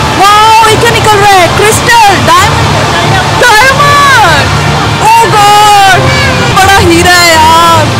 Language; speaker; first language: Hindi; native; Hindi